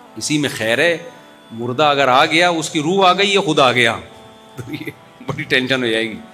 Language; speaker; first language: Urdu; native; Urdu